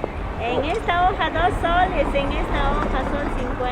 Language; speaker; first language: Spanish; native; Spanish